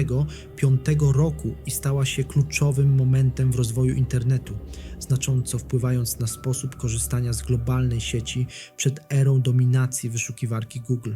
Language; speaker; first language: Polish; native; Polish